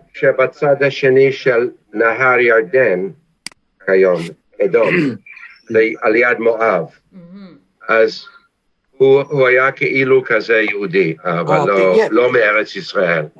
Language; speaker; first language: Hebrew; non-native, fluent; English